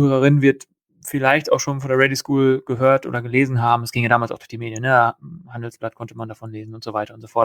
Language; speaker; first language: German; native; German